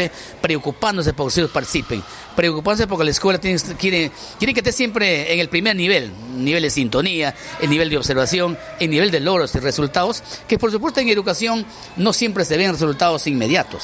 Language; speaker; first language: Spanish; native; Spanish